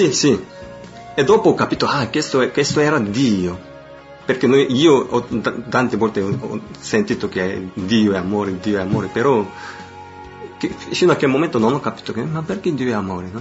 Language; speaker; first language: Italian; non-native, fluent; Korean